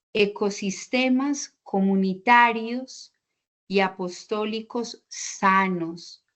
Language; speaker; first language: Spanish; native; Spanish